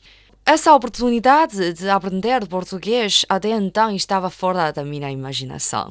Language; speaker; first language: Portuguese; non-native, fluent; Chinese